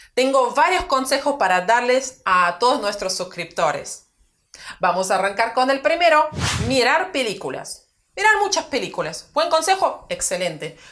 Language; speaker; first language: Spanish; non-native, fluent; Russian